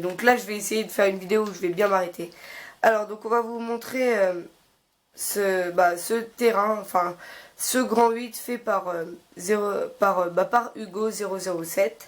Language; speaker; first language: French; native; French